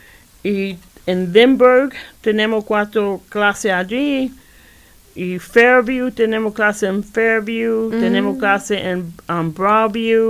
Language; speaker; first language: Spanish; early bilingual, heritage; Spanish